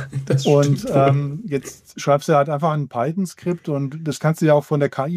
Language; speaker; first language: German; native; German